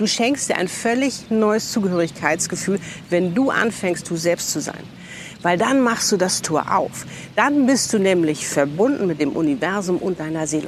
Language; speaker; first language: German; native; German